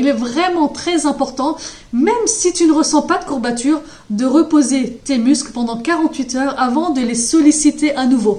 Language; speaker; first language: French; native; French